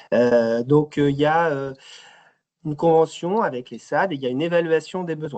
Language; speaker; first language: French; native; French